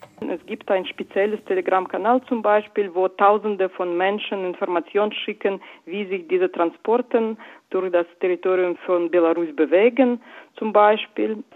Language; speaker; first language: German; non-native, fluent; Russian